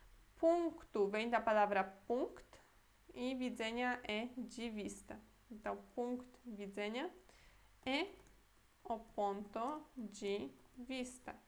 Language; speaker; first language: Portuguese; non-native, fluent; Polish